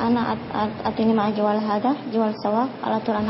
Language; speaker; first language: Arabic; non-native, learner; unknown